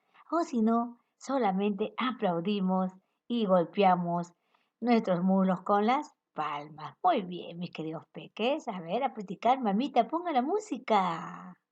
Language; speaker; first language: Spanish; native; Spanish